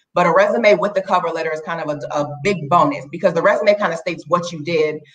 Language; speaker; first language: English; native; English